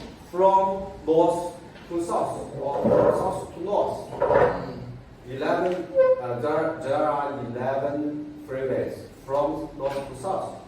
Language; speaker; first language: English; non-native, fluent; Chinese